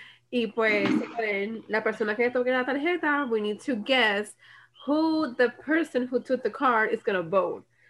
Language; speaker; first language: English; non-native, local second language; Spanish